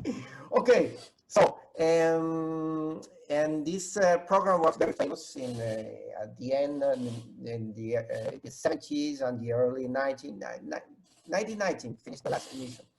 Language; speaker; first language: English; non-native, fluent; Spanish